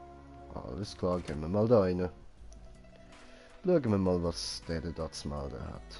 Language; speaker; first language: German; native; German